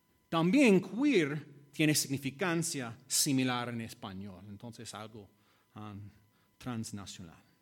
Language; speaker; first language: Spanish; non-native, fluent; English